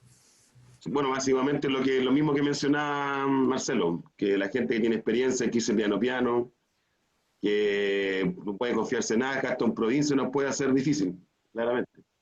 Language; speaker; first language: Spanish; native; Spanish